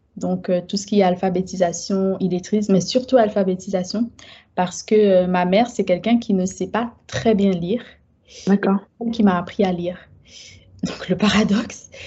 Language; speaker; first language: French; native; French